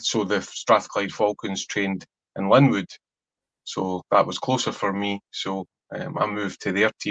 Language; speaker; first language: English; native; English